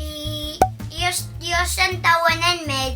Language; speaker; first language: Spanish; early bilingual, other home language; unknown